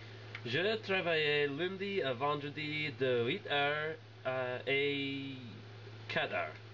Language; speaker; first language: French; non-native, learner; English